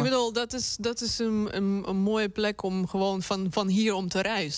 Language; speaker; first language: Dutch; non-native, fluent; Russian